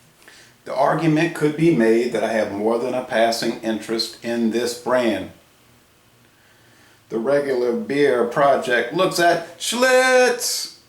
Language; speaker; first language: English; native; English